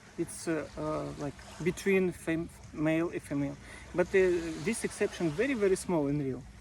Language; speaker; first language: English; non-native, learner; Russian